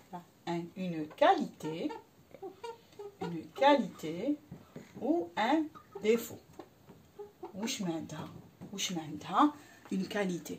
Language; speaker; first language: French; non-native, local second language; Arabic